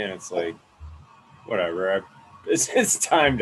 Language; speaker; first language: English; native; English